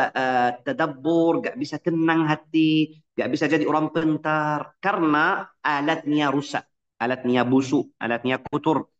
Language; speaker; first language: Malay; non-native, fluent; Arabic